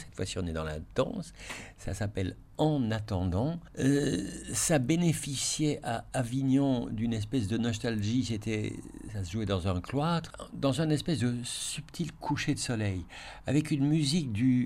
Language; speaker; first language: French; native; French